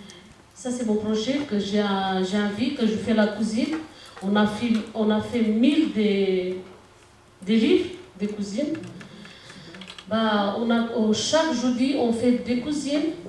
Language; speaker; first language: French; non-native, learner; Romanian